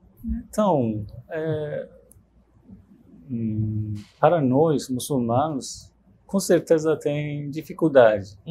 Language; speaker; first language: Portuguese; non-native, learner; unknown